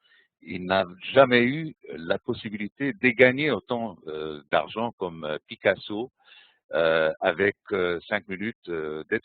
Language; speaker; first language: French; non-native, fluent; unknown